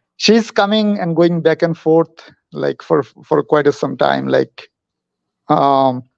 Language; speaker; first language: English; non-native, local second language; Bangla